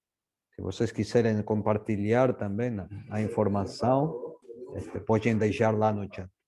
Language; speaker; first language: Portuguese; non-native, fluent; Spanish